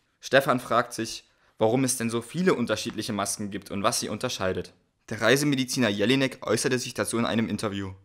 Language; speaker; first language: German; native; German